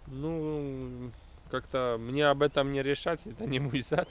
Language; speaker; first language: Russian; non-native, fluent; Polish